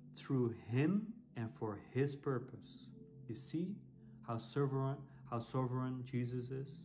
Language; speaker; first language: English; non-native, fluent; Dutch